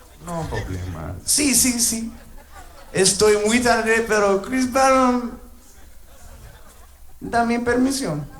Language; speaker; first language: Spanish; non-native, learner; English